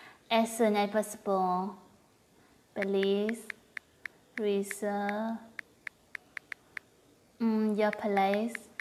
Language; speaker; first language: English; non-native, learner; Vietnamese